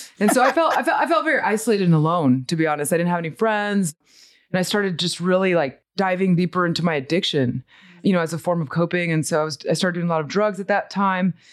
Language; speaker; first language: English; early bilingual, other home language; Spanish